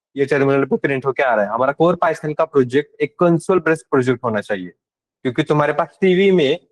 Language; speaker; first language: Hindi; non-native, local second language; Marathi